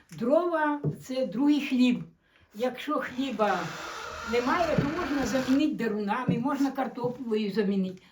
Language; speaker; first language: Ukrainian; native; Ukrainian